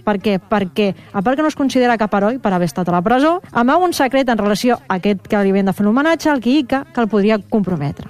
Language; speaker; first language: Catalan; native; Catalan